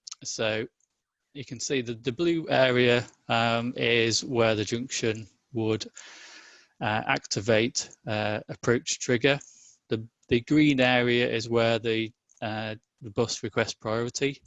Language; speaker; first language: English; native; English